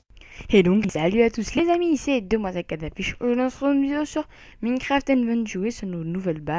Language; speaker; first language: French; native; French